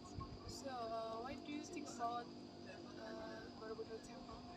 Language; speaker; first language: English; non-native, learner; Indonesian